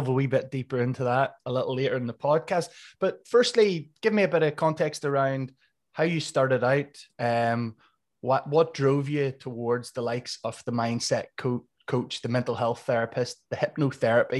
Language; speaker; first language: English; native; English